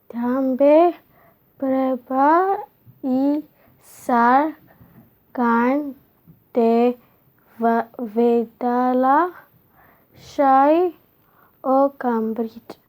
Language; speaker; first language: Catalan; non-native, learner; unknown